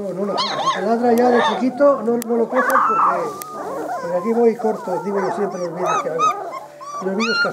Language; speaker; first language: Spanish; native; Spanish